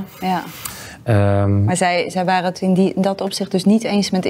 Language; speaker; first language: Dutch; native; Dutch